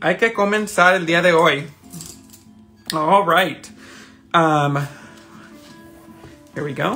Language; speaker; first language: Spanish; early bilingual, heritage; Spanish